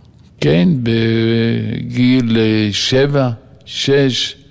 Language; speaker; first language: Hebrew; non-native, fluent; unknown